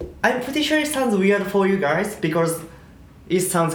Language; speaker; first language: English; non-native, learner; Japanese